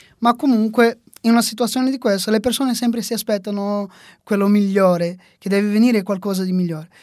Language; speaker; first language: Italian; non-native, fluent; Portuguese